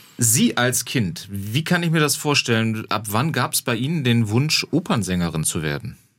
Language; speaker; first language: German; native; German